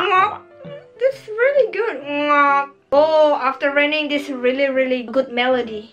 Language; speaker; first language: English; non-native, learner; Indonesian